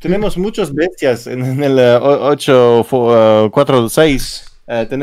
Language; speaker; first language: Spanish; non-native, learner; Italian